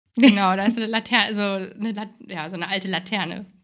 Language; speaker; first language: German; native; German